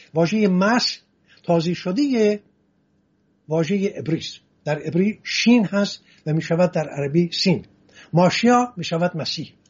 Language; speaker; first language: Persian; non-native, local second language; Assyrian Neo-Aramaic